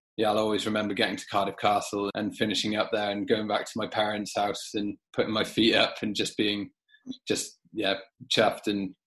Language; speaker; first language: English; native; English